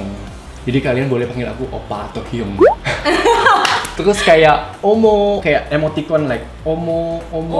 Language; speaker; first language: Indonesian; native; Indonesian